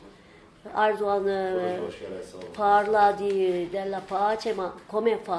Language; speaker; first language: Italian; non-native, learner; Turkish